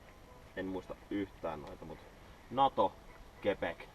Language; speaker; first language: Finnish; native; Finnish